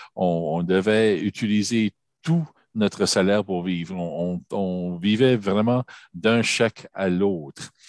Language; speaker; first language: French; native; French